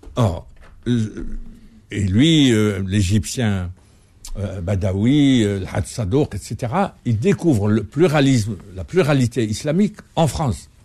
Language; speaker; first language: French; non-native, local second language; Arabic